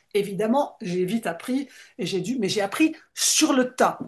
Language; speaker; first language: French; native; French